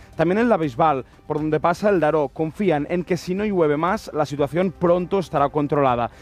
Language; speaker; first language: Spanish; non-native, local second language; Catalan